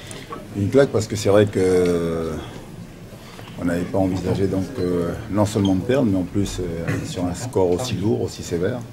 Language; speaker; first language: French; native; French